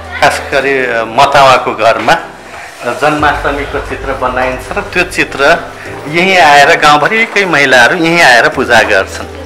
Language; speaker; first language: Nepali; non-native, local second language; Dangaura Tharu